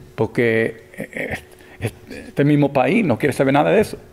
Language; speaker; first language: Spanish; early bilingual, heritage; Spanish